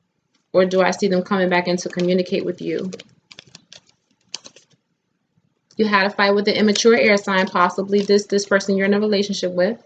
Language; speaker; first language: English; native; English